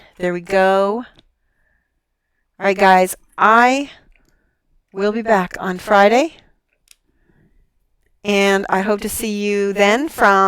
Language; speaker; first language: English; native; English